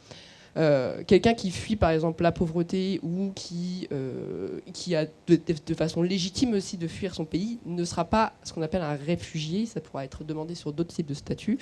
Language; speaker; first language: French; native; French